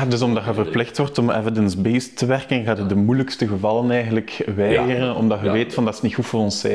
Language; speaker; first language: Dutch; native; Dutch